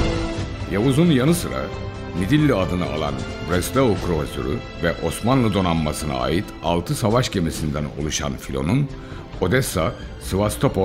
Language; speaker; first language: Turkish; native; Turkish